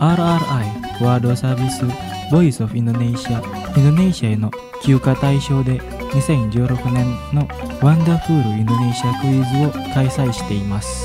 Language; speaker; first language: Japanese; non-native, fluent; Indonesian